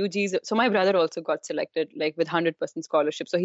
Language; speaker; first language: English; non-native, local second language; Kashmiri